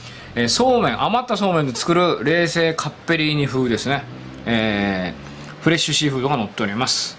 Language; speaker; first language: Japanese; native; Japanese